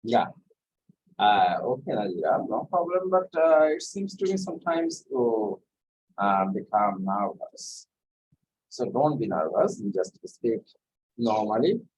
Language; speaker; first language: English; non-native, fluent; Bangla